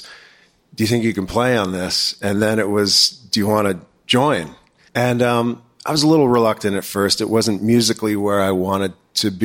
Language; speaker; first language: English; native; English